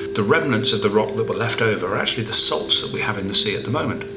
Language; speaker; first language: English; native; English